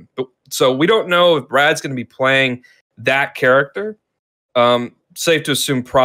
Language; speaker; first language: English; native; English